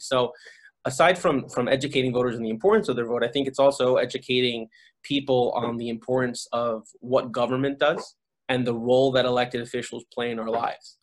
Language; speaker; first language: English; early bilingual, other home language; Spanish